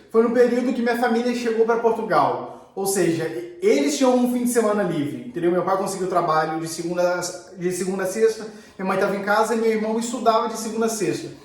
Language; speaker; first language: Portuguese; native; Portuguese